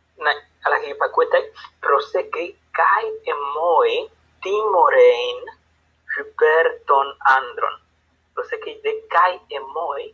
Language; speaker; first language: Greek; non-native, learner; Spanish